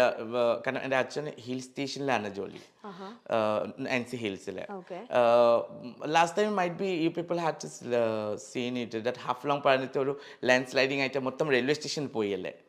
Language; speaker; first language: Malayalam; non-native, learner; Assamese